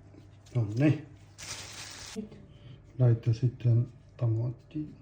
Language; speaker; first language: Finnish; non-native, learner; Arabic